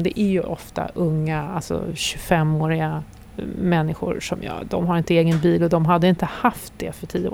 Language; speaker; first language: Swedish; native; Swedish